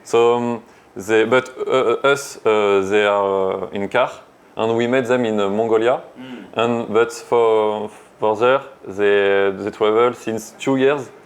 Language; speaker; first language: English; non-native, learner; French